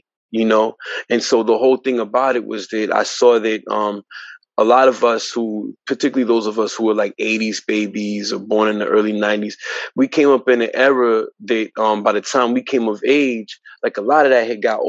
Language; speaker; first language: English; native; English